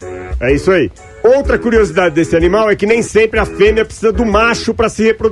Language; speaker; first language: Portuguese; native; Portuguese